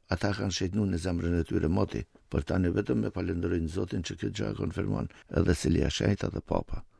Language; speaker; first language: Albanian; native; Albanian